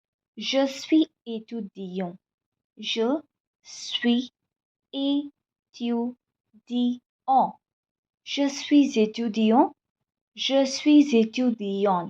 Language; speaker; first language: French; non-native, fluent; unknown